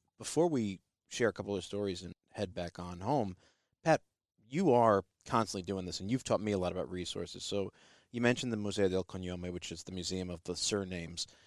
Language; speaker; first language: English; native; English